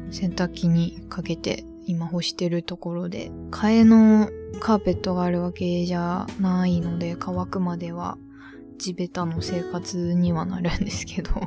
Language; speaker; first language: Japanese; native; Japanese